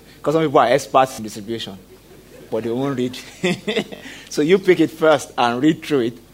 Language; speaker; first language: English; non-native, local second language; Yoruba